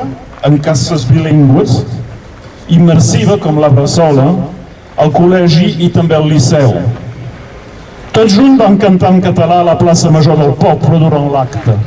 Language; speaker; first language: Catalan; non-native, local second language; French